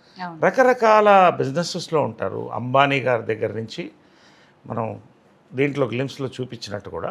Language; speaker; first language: Telugu; native; Telugu